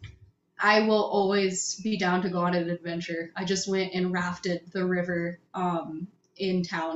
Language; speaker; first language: English; native; English